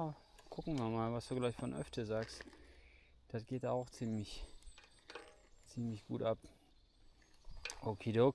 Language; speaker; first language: German; native; German